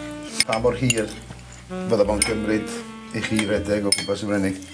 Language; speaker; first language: Welsh; native; Welsh